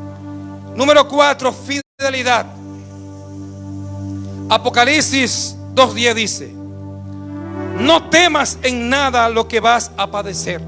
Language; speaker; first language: Spanish; native; Spanish